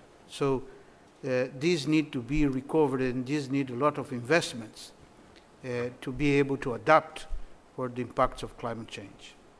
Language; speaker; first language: English; non-native, fluent; Portuguese